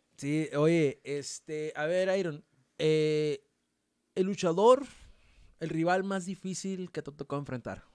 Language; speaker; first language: Spanish; native; Spanish